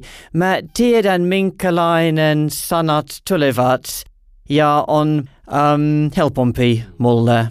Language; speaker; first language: Finnish; non-native, learner; English